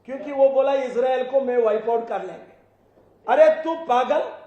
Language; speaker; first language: Hindi; non-native, local second language; Telugu